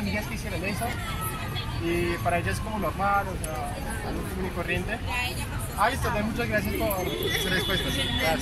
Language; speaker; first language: Spanish; non-native, fluent; French